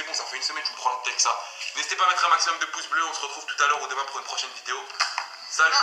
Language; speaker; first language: French; native; French